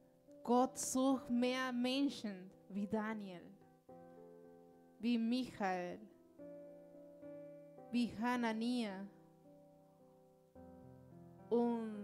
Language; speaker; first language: German; non-native, learner; Spanish